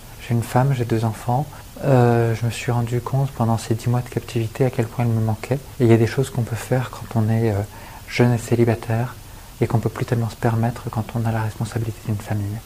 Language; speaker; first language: French; native; French